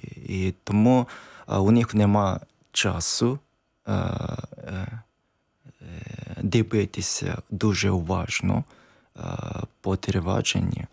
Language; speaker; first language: Ukrainian; non-native, learner; Japanese